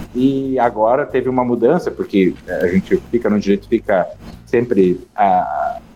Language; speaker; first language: Portuguese; native; Portuguese